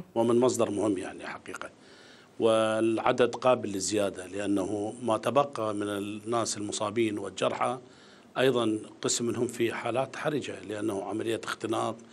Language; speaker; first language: Arabic; native; Arabic